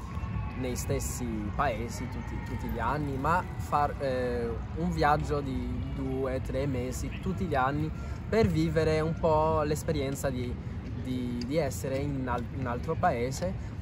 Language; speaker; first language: Italian; non-native, fluent; French